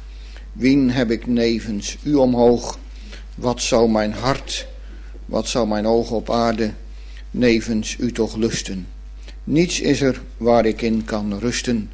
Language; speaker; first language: Dutch; native; Dutch